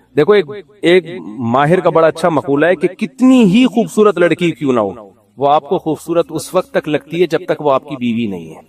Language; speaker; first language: Urdu; native; Urdu